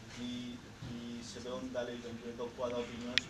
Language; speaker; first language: Polish; non-native, learner; Spanish